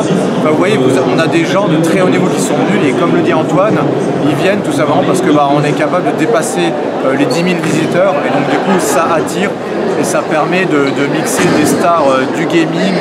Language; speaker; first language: French; native; French